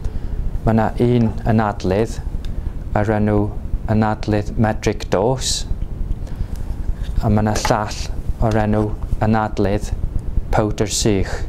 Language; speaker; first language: Welsh; non-native, local second language; English